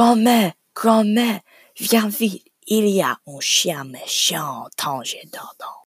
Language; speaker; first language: French; non-native, learner; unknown